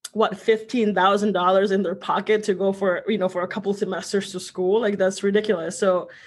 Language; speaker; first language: English; early bilingual, other home language; Spanish